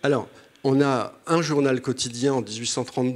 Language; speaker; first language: French; native; French